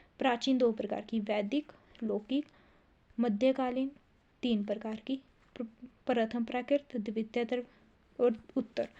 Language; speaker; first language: Hindi; native; Hindi